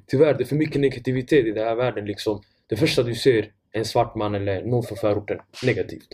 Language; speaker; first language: Swedish; non-native, fluent; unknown